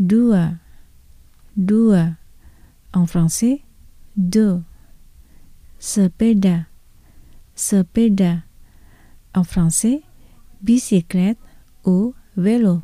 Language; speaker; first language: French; non-native, fluent; Indonesian